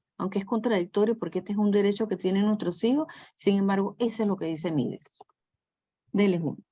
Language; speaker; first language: Spanish; native; Spanish